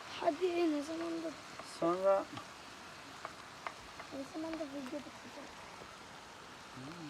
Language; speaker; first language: Turkish; early bilingual, heritage; Turkish